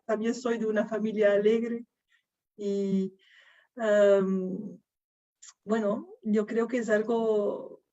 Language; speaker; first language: Spanish; non-native, fluent; Dutch